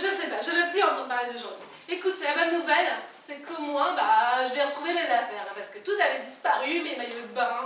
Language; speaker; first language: French; native; French